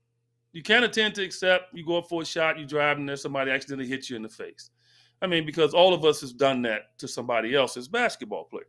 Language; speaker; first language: English; native; English